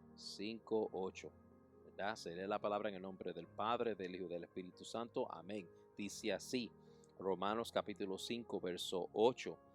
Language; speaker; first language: Spanish; early bilingual, heritage; English